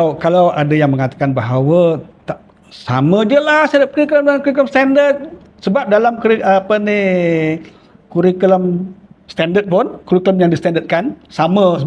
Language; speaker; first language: Malay; native; Malay